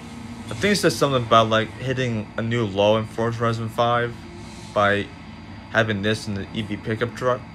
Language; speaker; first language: English; native; English